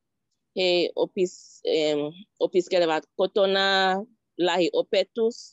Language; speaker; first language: Finnish; non-native, learner; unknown